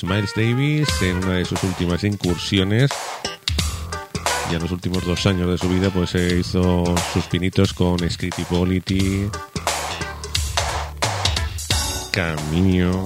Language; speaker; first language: Spanish; native; Spanish